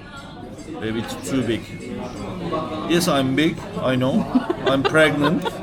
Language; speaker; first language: English; non-native, learner; Turkish